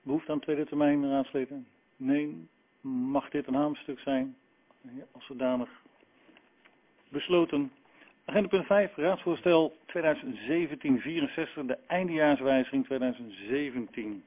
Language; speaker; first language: Dutch; native; Dutch